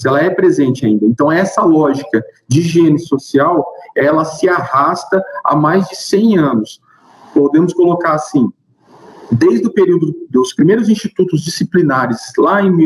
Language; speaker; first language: Portuguese; native; Portuguese